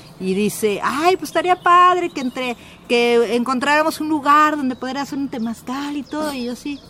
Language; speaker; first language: Spanish; native; Spanish